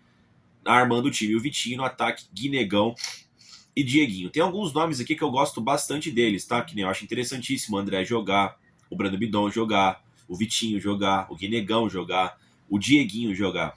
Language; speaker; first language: Portuguese; native; Portuguese